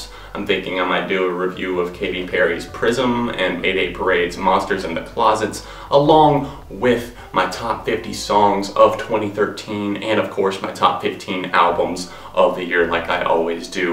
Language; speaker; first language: English; native; English